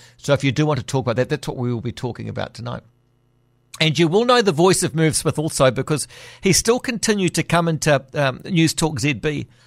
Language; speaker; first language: English; native; English